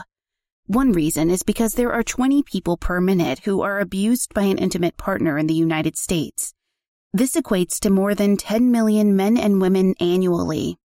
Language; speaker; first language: English; native; English